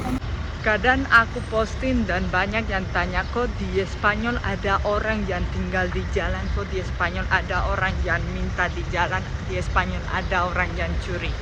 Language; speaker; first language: Indonesian; non-native, fluent; Spanish